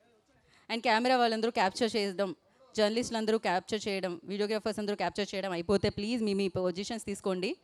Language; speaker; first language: Telugu; native; Telugu